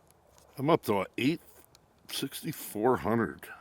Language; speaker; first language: English; native; English